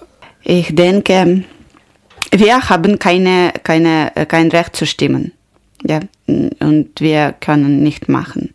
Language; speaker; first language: German; non-native, learner; Ukrainian